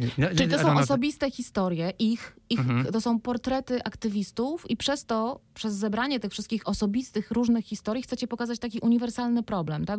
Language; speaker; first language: Polish; native; Polish